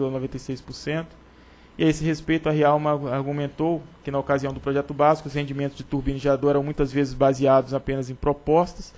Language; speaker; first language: Portuguese; native; Portuguese